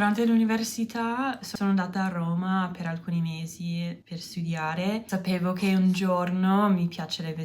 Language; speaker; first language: Italian; non-native, learner; English